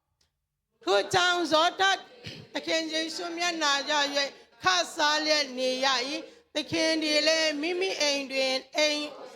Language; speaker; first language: Burmese; non-native, local second language; Tedim Chin